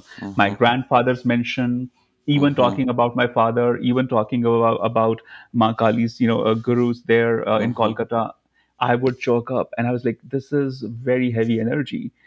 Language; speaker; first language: English; non-native, local second language; Hindi